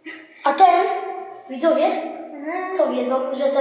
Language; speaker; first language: Polish; native; Polish